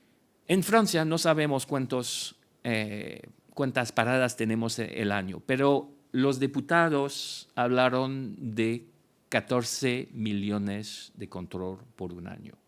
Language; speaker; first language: Spanish; non-native, fluent; French